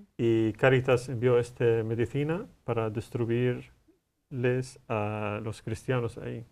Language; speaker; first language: Spanish; non-native, learner; Arabic